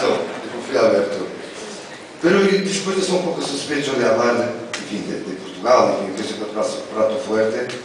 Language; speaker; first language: Spanish; non-native, fluent; Portuguese